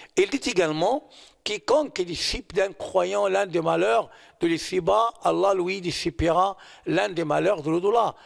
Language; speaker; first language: French; non-native, fluent; Arabic